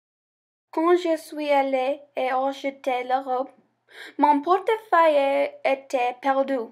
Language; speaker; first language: French; non-native, learner; English